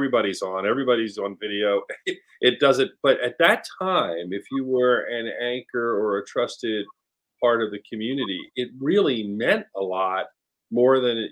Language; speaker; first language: English; native; English